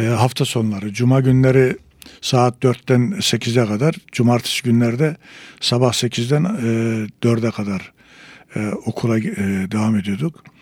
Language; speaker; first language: Turkish; native; Turkish